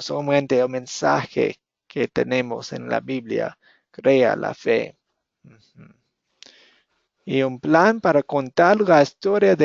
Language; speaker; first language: Spanish; non-native, fluent; English